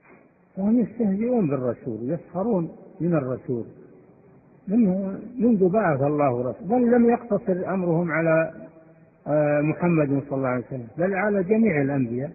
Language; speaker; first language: Arabic; native; Arabic